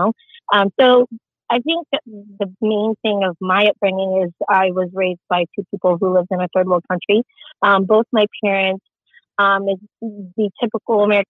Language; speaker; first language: English; early bilingual, other home language; Filipino